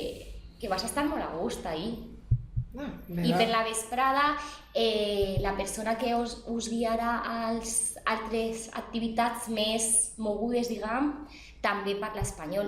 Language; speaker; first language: Catalan; non-native, local second language; Spanish